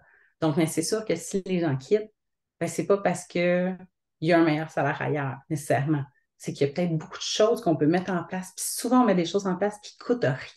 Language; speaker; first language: French; native; French